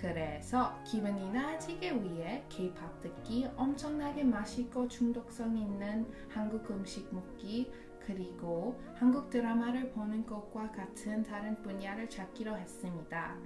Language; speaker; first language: Korean; non-native, learner; Persian